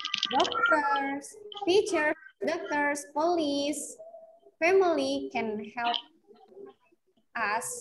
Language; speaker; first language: English; non-native, fluent; Indonesian